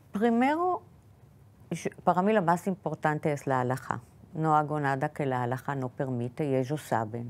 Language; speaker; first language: Spanish; non-native, fluent; Hebrew